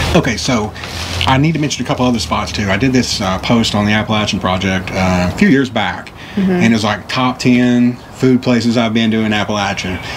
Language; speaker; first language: English; native; English